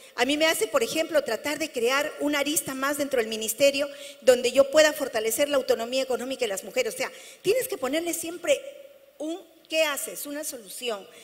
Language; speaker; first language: Spanish; native; Spanish